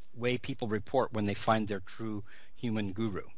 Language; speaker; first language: English; native; English